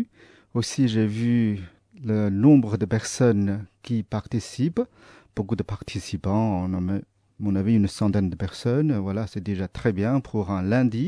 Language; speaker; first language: French; non-native, fluent; Chinese